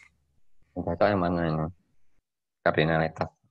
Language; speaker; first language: Indonesian; native; Indonesian